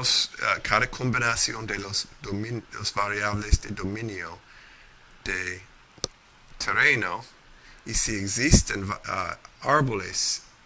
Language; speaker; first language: Spanish; non-native, fluent; English